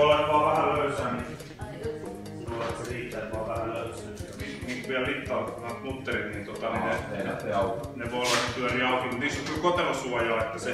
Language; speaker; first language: Finnish; native; Finnish